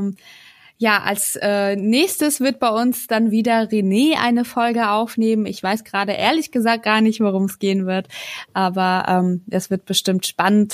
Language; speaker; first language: German; non-native, fluent; Russian